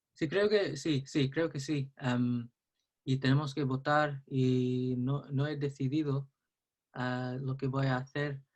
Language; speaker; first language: Spanish; non-native, learner; English